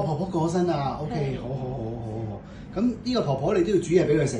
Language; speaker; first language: Cantonese; native; Cantonese